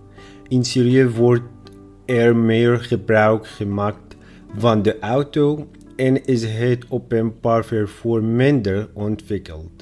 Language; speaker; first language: Dutch; non-native, fluent; Arabic